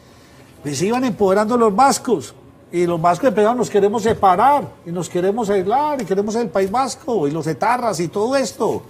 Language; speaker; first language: Spanish; native; Spanish